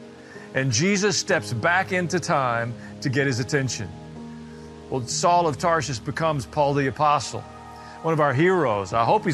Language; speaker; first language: English; native; English